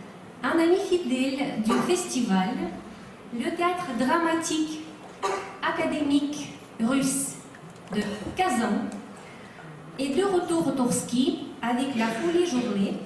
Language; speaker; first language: French; non-native, fluent; Russian